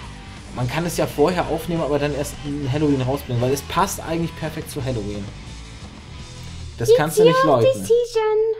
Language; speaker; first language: German; native; German